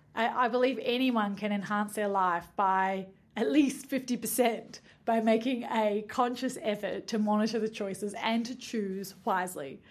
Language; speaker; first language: English; native; English